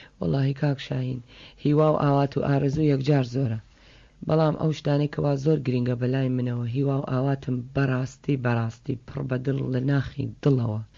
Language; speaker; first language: Central Kurdish; native; Central Kurdish